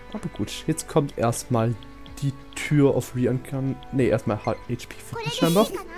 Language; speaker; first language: German; native; German